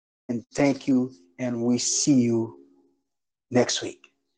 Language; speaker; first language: English; non-native, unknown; Haitian Creole